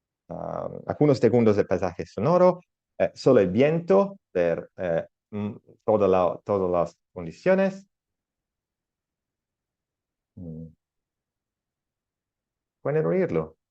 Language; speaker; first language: Spanish; non-native, learner; Italian